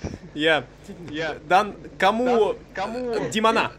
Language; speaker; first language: Indonesian; non-native, learner; Russian